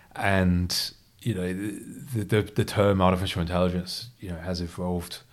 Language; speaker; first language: English; native; English